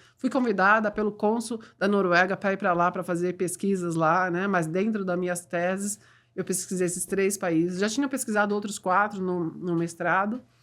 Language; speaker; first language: Portuguese; native; Portuguese